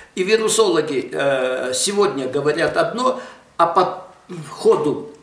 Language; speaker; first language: Russian; non-native, local second language; Armenian